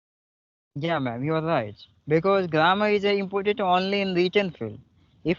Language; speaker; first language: English; non-native, local second language; Hindi